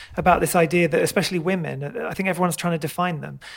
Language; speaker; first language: English; native; English